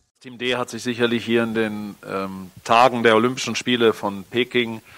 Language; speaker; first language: German; native; German